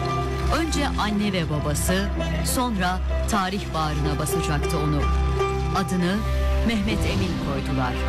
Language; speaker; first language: Turkish; native; Turkish